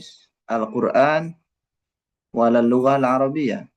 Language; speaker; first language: Arabic; non-native, fluent; Indonesian